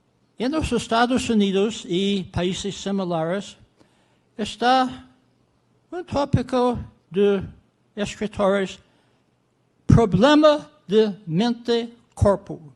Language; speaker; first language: Portuguese; non-native, learner; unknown